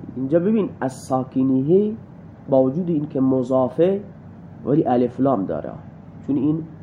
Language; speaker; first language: Persian; non-native, local second language; Baluchi